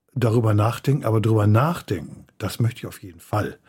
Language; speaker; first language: German; native; German